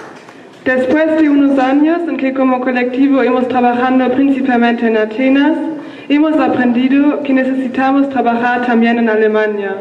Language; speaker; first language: Spanish; non-native, learner; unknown